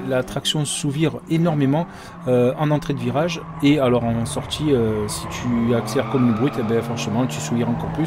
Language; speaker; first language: French; native; French